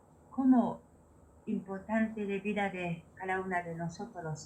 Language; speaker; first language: Spanish; non-native, learner; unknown